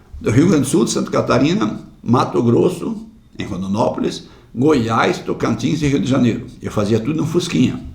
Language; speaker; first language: Portuguese; non-native, local second language; German